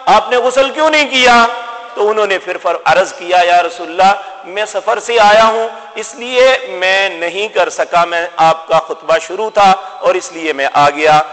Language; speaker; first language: Urdu; non-native, local second language; Punjabi